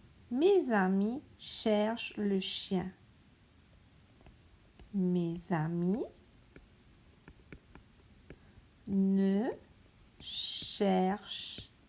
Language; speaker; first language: French; non-native, local second language; Morisyen